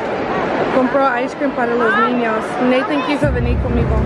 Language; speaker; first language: Spanish; early bilingual, heritage; English